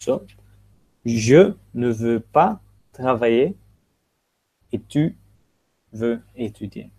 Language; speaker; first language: French; non-native, fluent; Dutch